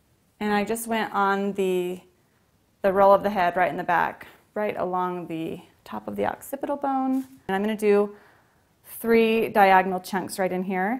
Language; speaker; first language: English; native; English